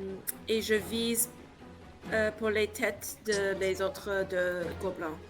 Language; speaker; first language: French; non-native, learner; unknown